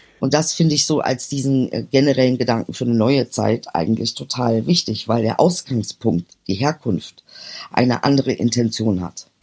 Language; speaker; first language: German; early bilingual, other home language; Turkish